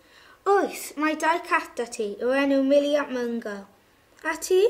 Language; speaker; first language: Welsh; non-native, learner; English